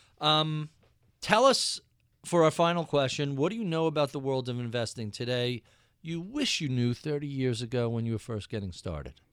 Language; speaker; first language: English; native; English